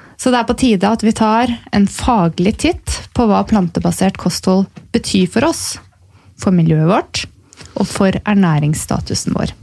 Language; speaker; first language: Norwegian; native; Norwegian